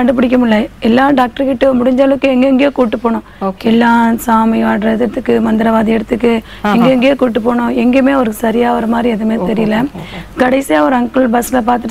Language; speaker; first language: Tamil; native; Tamil